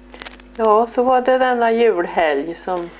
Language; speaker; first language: Swedish; native; Swedish